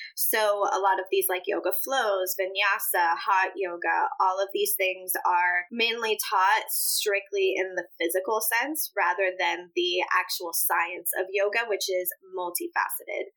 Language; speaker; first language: English; early bilingual, other home language; Spanish